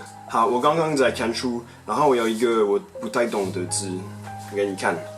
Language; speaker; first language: Chinese; non-native, fluent; French